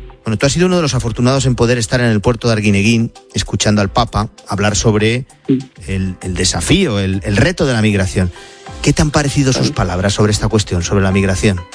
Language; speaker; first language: Spanish; native; Spanish